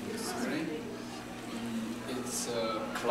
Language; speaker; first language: English; non-native, learner; Mongolian